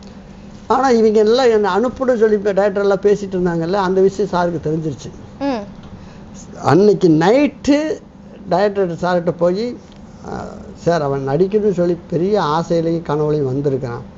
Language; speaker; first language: Tamil; native; Tamil